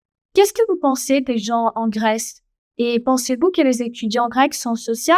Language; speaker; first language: French; non-native, fluent; Greek